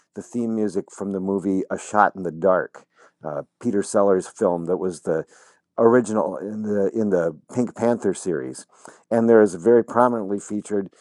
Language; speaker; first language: English; native; English